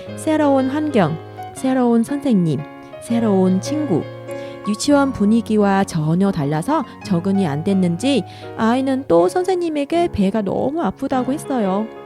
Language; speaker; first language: Korean; non-native, fluent; Vietnamese